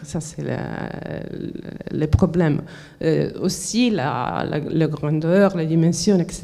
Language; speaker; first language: French; non-native, fluent; Italian